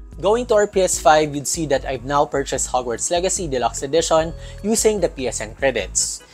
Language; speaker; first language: English; non-native, local second language; Filipino